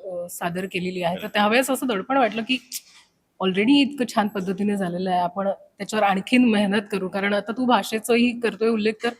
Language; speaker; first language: Marathi; native; Marathi